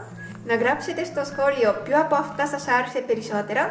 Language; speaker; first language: Greek; non-native, fluent; Japanese